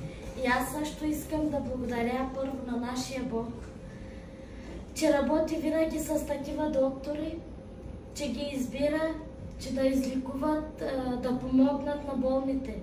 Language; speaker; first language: Bulgarian; non-native, local second language; Turkish